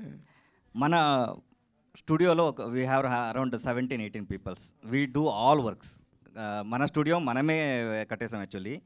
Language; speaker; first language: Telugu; non-native, learner; Kannada